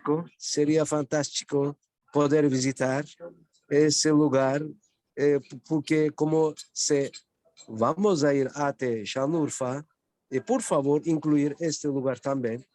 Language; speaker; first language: Portuguese; non-native, learner; Turkish